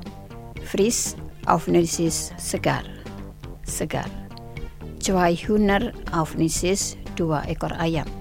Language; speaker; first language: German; non-native, fluent; Indonesian